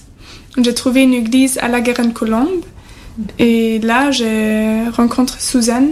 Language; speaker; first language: French; non-native, fluent; German